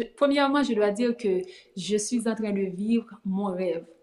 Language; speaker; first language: French; native; French